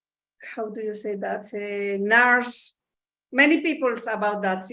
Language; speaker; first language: English; non-native, learner; Spanish